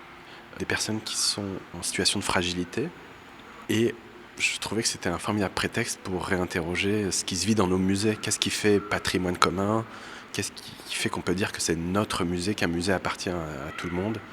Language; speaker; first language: French; early bilingual, other home language; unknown